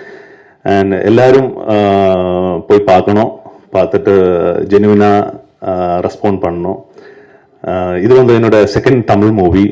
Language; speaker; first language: Tamil; non-native, learner; Malayalam